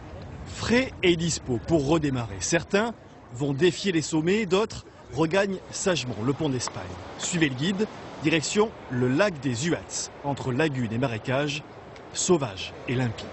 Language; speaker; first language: French; native; French